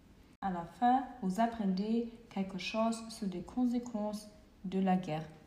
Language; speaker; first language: French; non-native, learner; German